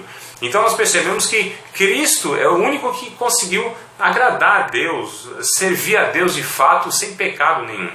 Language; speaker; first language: Portuguese; native; Portuguese